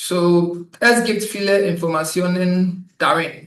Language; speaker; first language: German; non-native, fluent; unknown